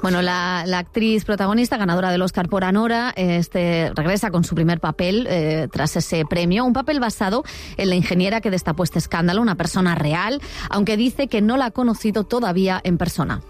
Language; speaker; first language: Spanish; native; Spanish